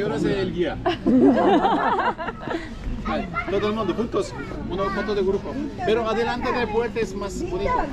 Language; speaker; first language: Spanish; non-native, learner; Turkish